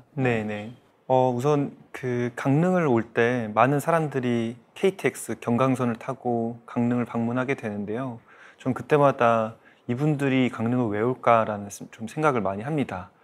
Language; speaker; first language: Korean; native; Korean